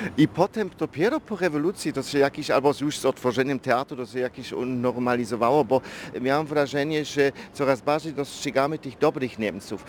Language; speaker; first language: Polish; non-native, fluent; German